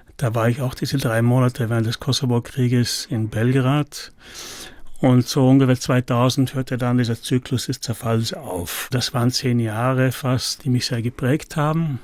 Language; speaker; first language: German; native; German